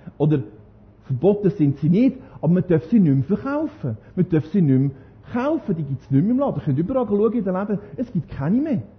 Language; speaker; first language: German; non-native, fluent; Norwegian